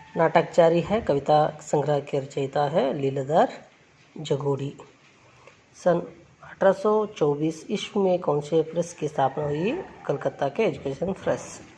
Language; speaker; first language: Hindi; non-native, local second language; Kannada